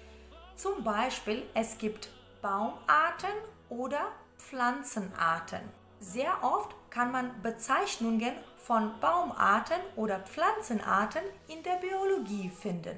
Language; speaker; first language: German; non-native, fluent; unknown